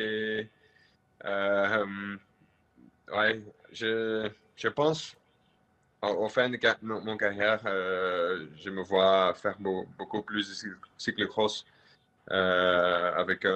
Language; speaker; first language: French; non-native, local second language; Dutch